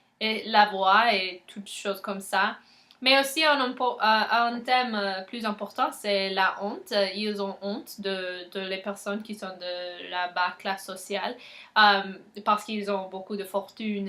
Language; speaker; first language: French; non-native, learner; English